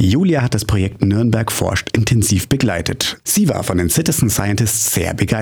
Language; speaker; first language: German; native; German